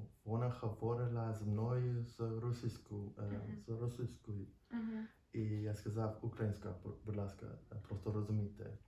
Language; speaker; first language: Ukrainian; non-native, learner; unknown